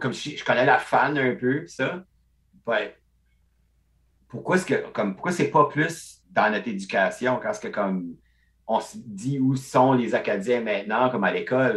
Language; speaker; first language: French; non-native, local second language; English